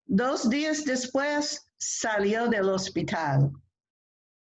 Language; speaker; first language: Spanish; non-native, fluent; English